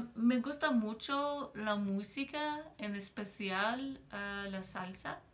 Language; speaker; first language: Spanish; non-native, fluent; English